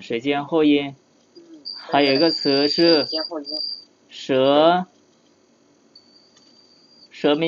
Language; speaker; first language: Chinese; non-native, fluent; Lao